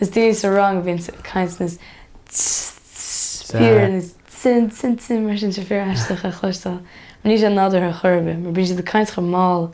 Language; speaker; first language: Irish; native; Irish